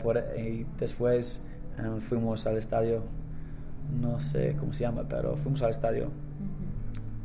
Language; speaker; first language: Spanish; non-native, learner; English